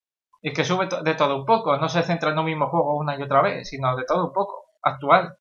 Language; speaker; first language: Spanish; native; Spanish